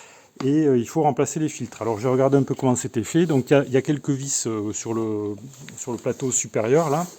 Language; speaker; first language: French; native; French